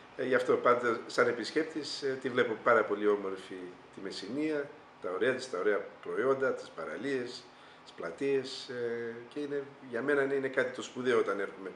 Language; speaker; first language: Greek; early bilingual, heritage; Greek